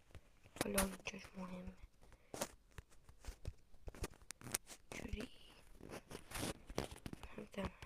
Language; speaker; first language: Persian; native; Persian